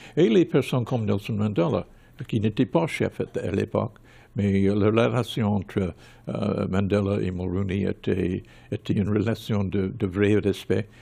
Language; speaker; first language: French; non-native, fluent; English